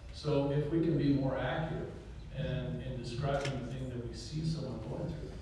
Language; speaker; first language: English; native; English